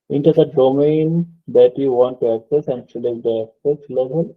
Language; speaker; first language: English; non-native, local second language; Bangla